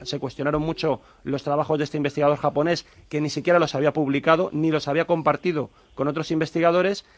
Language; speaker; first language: Spanish; native; Spanish